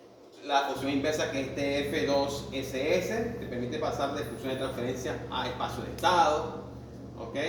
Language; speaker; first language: Spanish; native; Spanish